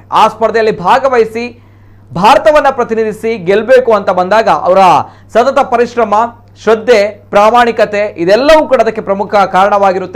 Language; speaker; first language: Kannada; native; Kannada